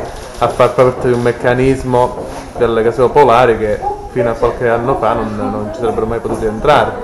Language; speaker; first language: Italian; native; Italian